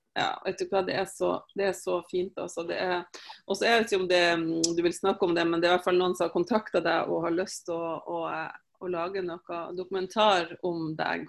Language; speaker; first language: Norwegian; native; Norwegian